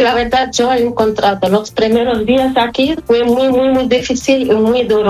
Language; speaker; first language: Spanish; non-native, fluent; Arabic